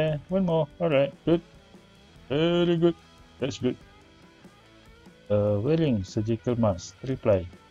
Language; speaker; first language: English; non-native, local second language; Malay